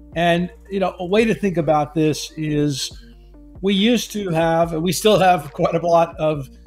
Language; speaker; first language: English; native; English